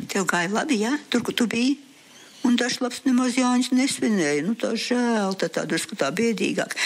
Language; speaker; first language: Latvian; early bilingual, heritage; Latvian